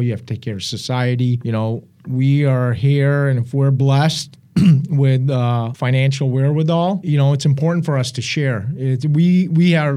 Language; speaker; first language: English; early bilingual, other home language; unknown